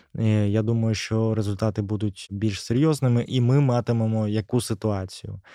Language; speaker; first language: Ukrainian; native; Ukrainian